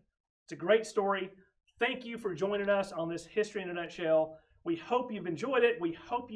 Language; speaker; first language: English; native; English